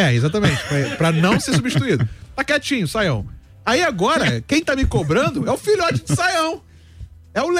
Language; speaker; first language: Portuguese; native; Portuguese